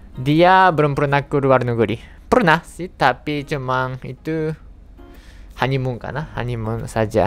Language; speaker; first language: Indonesian; non-native, fluent; Japanese